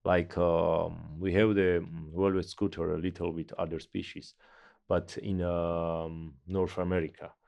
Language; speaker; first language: English; non-native, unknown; Georgian